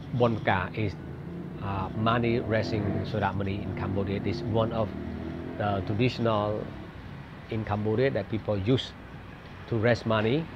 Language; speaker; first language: English; non-native, fluent; Khmer